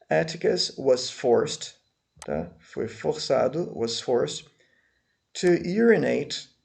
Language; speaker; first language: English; non-native, fluent; Portuguese